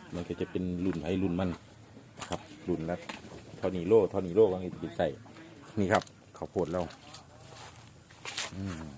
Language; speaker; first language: Thai; native; Thai